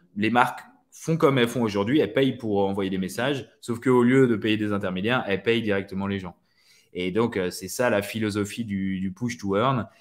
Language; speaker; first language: French; native; French